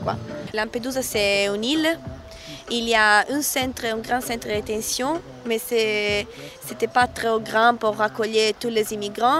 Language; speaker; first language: French; non-native, learner; Italian